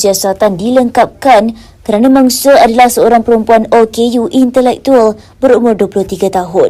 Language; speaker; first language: Malay; native; Malay